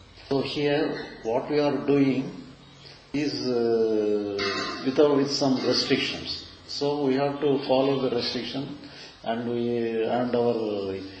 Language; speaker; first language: English; non-native, local second language; Tamil